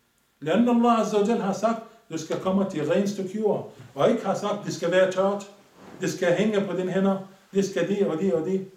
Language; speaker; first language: Danish; non-native, fluent; Arabic